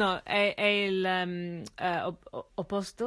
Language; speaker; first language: Italian; non-native, learner; English